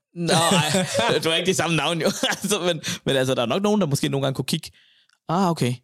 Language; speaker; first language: Danish; native; Danish